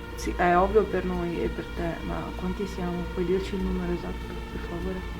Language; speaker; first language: Italian; native; Italian